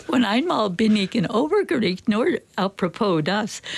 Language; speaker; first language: German; non-native, fluent; English